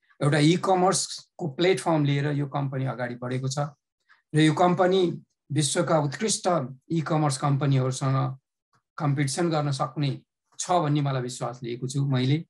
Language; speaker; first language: Nepali; native; Nepali